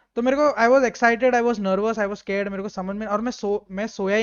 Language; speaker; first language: Hindi; native; Hindi